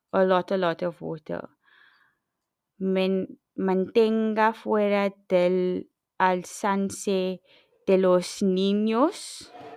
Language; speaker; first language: Spanish; non-native, learner; English